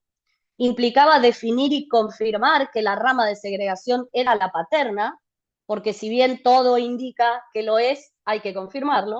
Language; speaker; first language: Spanish; native; Spanish